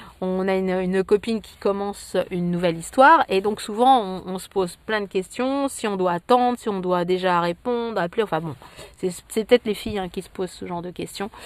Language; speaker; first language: French; native; French